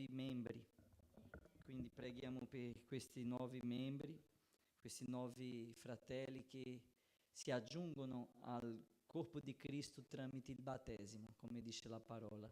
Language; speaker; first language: Italian; non-native, fluent; Portuguese